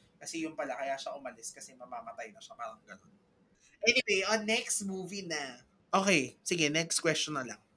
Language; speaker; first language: Filipino; native; Filipino